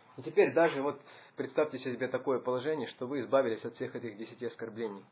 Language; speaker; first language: Russian; native; Russian